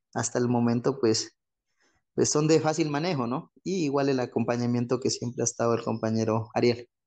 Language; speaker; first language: Spanish; non-native, local second language; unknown